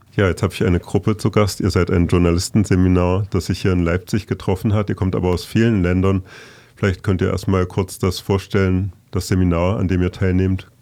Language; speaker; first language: German; native; German